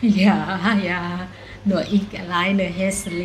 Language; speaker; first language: German; non-native, learner; Thai